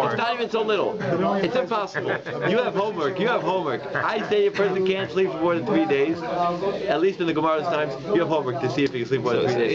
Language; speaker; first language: English; native; English